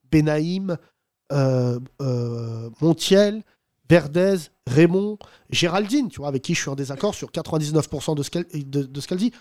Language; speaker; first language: French; early bilingual, other home language; Arabic